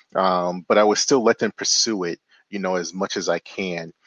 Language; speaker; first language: English; native; English